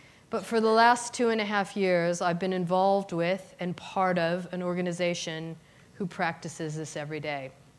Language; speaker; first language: English; native; English